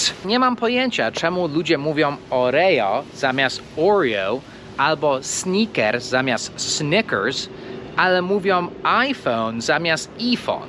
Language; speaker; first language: Polish; non-native, fluent; English